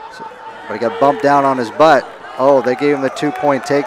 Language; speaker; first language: English; native; English